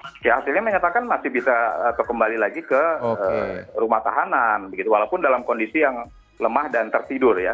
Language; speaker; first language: Indonesian; native; Indonesian